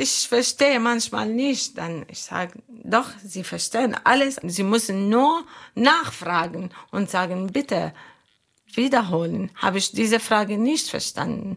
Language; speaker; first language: German; non-native, learner; Arabic